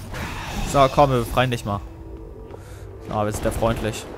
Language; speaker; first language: German; native; German